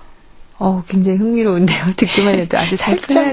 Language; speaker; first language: Korean; native; Korean